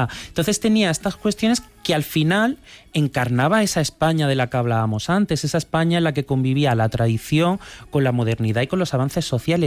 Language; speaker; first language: Spanish; native; Spanish